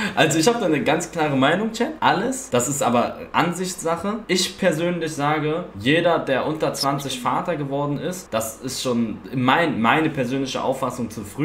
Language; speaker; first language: German; native; German